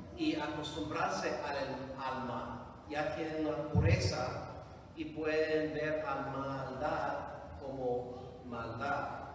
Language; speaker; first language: Spanish; non-native, fluent; English